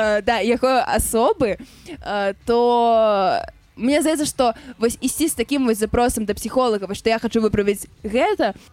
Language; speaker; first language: Belarusian; non-native, local second language; Russian